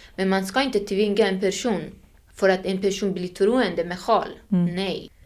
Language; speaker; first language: Swedish; non-native, fluent; Persian